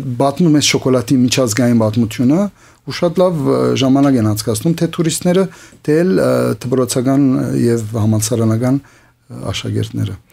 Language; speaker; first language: Armenian; early bilingual, heritage; Armenian